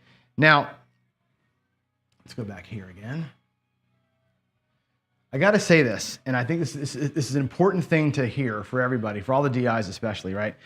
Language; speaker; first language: English; native; English